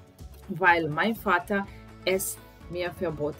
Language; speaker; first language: German; non-native, fluent; Serbian